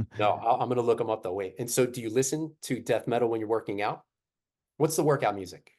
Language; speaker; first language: English; native; English